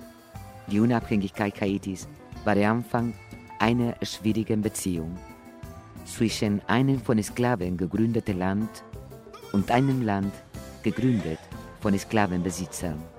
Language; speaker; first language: German; early bilingual, other home language; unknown